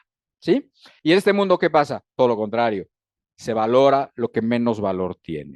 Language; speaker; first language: Spanish; native; Spanish